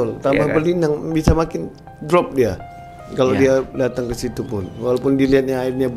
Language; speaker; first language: Indonesian; native; Indonesian